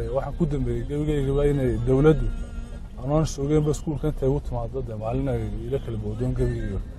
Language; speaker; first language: Somali; early bilingual, other home language; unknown